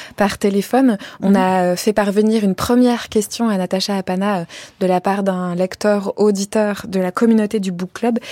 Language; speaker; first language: French; native; French